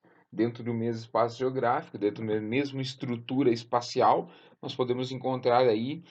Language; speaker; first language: Portuguese; native; Portuguese